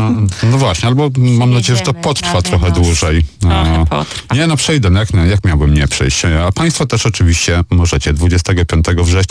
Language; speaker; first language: Polish; native; Polish